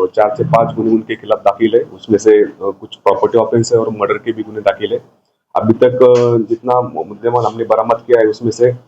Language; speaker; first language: Hindi; non-native, local second language; Marathi